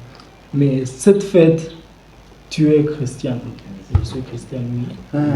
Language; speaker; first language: French; non-native, learner; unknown